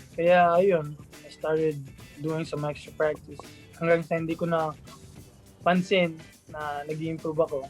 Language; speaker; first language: Filipino; non-native, local second language; Surigaonon